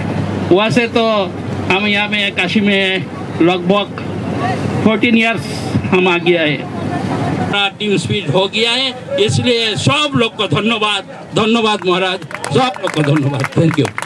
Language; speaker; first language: Hindi; non-native, learner; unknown